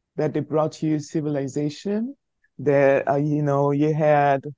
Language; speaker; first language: English; non-native, local second language; French